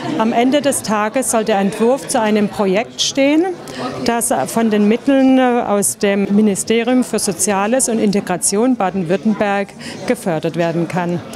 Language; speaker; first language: German; native; German